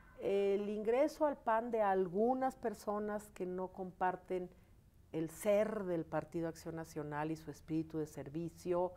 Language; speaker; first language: Spanish; native; Spanish